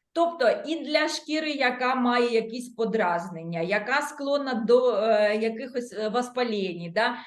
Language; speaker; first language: Ukrainian; non-native, local second language; Russian